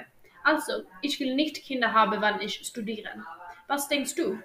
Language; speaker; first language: German; non-native, learner; Swedish